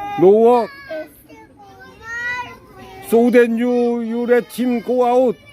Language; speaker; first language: English; non-native, learner; Korean